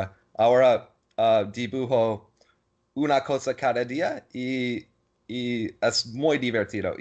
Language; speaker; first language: Spanish; non-native, learner; English